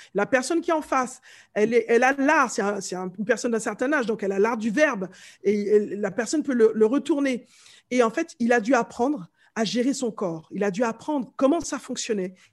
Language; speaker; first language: French; native; French